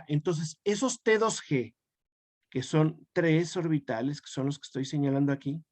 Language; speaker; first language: Spanish; native; Spanish